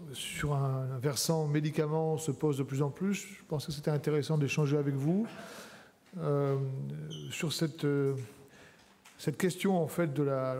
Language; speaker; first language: French; native; French